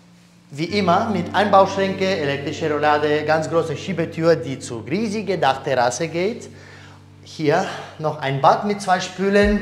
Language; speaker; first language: German; non-native, learner; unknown